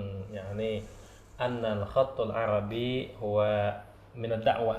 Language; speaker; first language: Arabic; non-native, learner; Indonesian